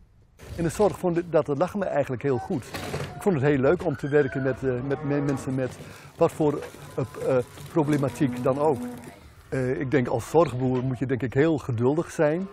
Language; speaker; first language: Dutch; native; Dutch